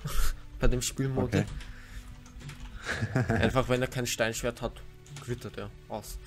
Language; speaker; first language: German; native; German